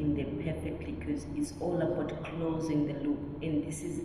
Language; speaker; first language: English; non-native, local second language; Shona